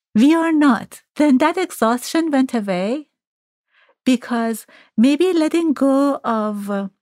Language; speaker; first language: English; non-native, fluent; Persian